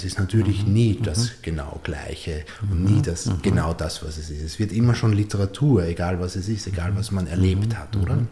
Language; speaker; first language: German; native; German